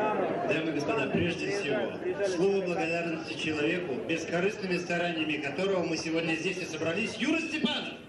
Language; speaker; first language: Russian; native; Russian